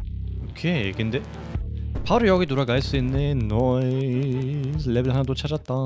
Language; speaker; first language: Korean; non-native, fluent; German